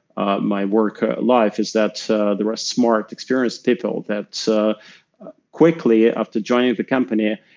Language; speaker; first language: English; non-native, fluent; Russian